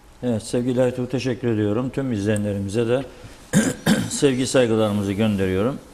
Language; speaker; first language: Turkish; native; Turkish